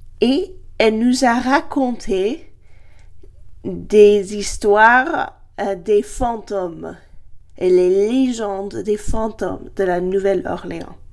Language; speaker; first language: French; non-native, fluent; English